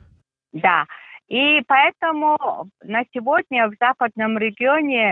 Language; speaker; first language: Russian; non-native, fluent; Mongolian